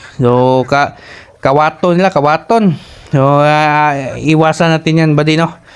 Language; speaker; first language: Filipino; non-native, local second language; Cebuano